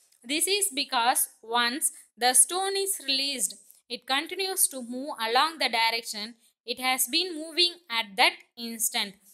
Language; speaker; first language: English; non-native, local second language; Tamil